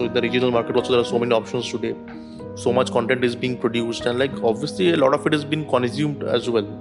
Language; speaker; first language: English; non-native, local second language; Bangla